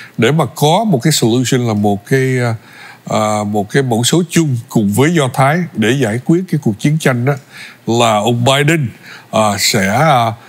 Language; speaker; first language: Vietnamese; early bilingual, other home language; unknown